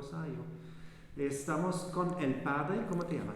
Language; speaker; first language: Spanish; non-native, fluent; German